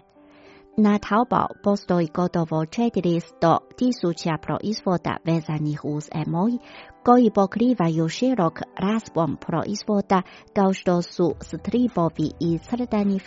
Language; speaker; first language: Croatian; non-native, fluent; Chinese